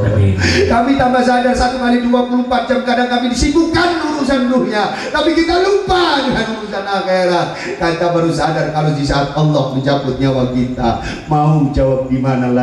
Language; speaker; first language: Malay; non-native, local second language; Javanese